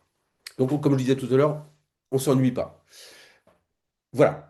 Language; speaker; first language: French; native; French